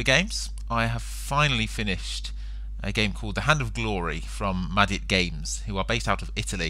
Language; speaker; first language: English; native; English